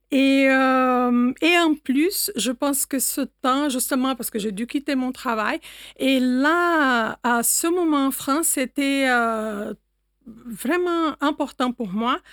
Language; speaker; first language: French; non-native, fluent; Portuguese